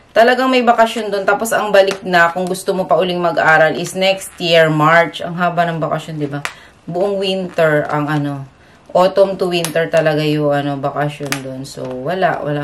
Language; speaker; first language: Filipino; native; Filipino